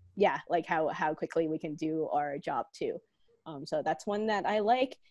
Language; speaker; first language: English; non-native, local second language; Cantonese